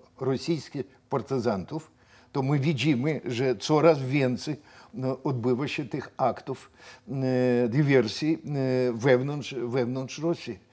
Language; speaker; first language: Polish; non-native, fluent; Russian